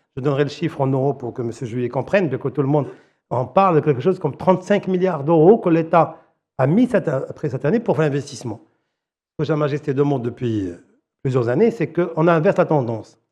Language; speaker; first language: French; non-native, local second language; Arabic